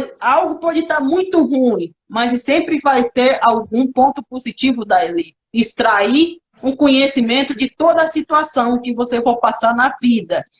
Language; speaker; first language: Portuguese; non-native, local second language; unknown